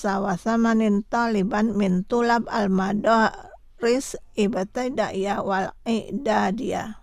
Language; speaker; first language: Arabic; non-native, fluent; Indonesian